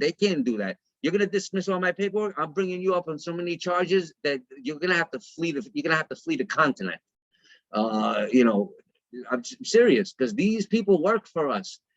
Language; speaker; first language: English; native; English